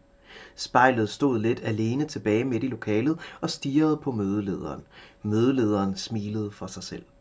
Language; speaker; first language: Danish; native; Danish